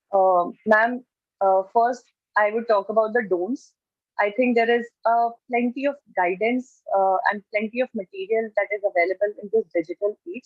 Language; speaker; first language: English; non-native, local second language; Hindi